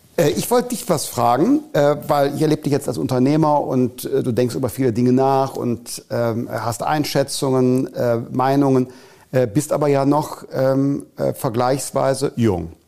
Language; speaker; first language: German; native; German